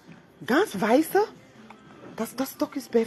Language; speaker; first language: German; non-native, fluent; French